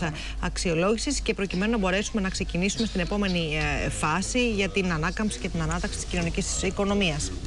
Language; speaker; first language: Greek; native; Greek